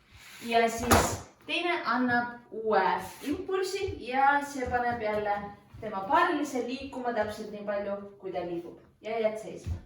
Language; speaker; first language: Estonian; native; Estonian